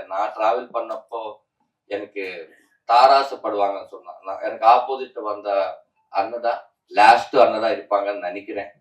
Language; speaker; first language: Tamil; non-native, learner; Telugu